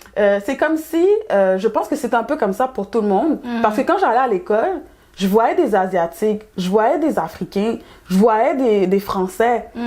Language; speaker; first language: French; early bilingual, other home language; Haitian Creole